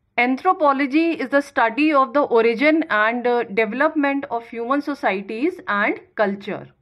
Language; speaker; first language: English; non-native, local second language; Hindi